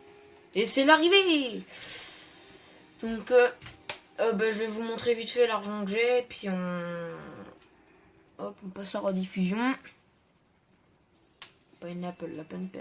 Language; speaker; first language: French; native; French